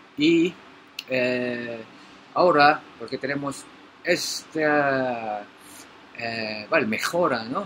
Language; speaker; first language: Spanish; non-native, learner; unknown